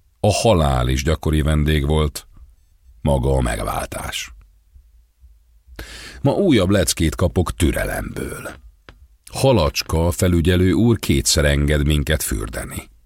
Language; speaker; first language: Hungarian; native; Hungarian